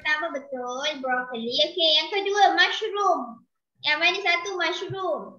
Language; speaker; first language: Malay; native; Malay